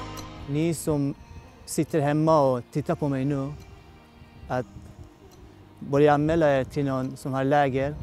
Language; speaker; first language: Swedish; non-native, local second language; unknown